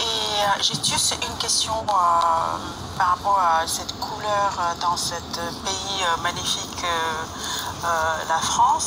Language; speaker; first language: French; non-native, fluent; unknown